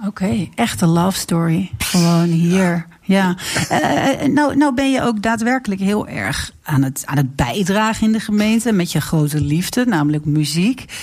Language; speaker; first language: Dutch; native; Dutch